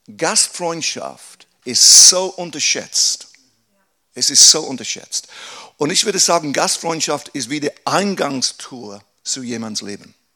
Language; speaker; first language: German; non-native, fluent; English